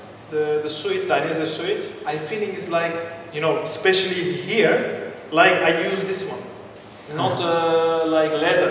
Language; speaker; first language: English; non-native, learner; Turkish